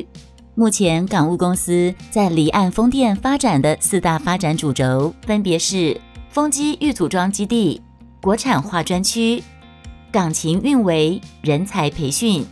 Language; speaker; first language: Chinese; native; Chinese